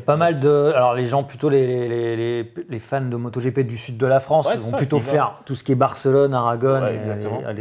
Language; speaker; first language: French; native; French